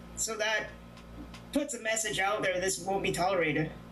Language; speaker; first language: English; native; English